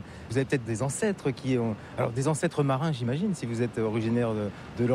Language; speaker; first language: French; native; French